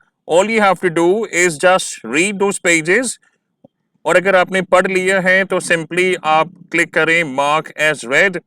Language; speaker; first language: Hindi; native; Hindi